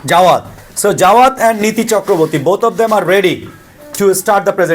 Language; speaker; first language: English; non-native, fluent; Bangla